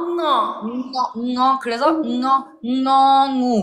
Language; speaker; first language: Korean; non-native, fluent; Thai